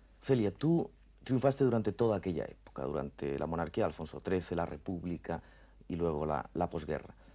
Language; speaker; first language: Spanish; native; Spanish